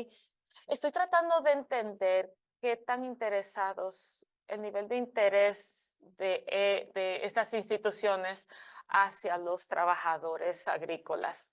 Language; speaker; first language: Spanish; non-native, fluent; English